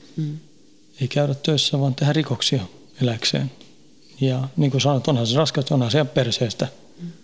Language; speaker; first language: Finnish; early bilingual, heritage; Finnish